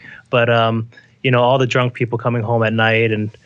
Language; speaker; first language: English; native; English